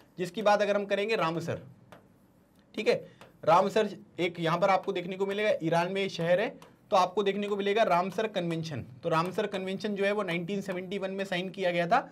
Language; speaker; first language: Hindi; native; Hindi